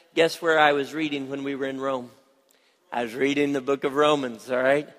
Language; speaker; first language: English; native; English